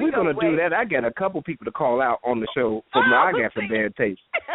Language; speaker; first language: English; native; English